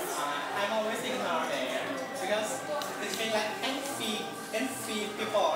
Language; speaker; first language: English; non-native, learner; Indonesian